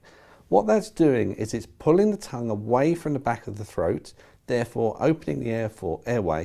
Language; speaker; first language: English; native; English